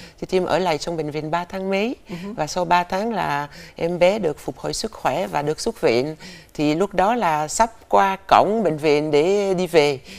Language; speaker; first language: Vietnamese; non-native, fluent; French